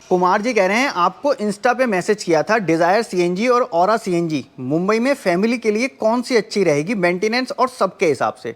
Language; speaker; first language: Hindi; native; Hindi